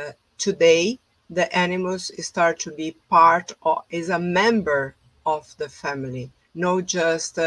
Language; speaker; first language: English; non-native, fluent; Portuguese